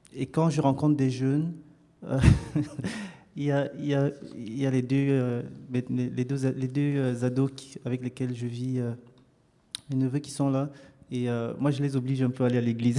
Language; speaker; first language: French; native; French